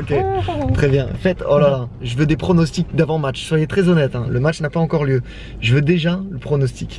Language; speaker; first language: French; native; French